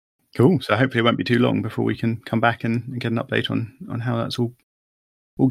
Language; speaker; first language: English; native; English